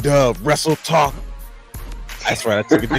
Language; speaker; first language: English; native; English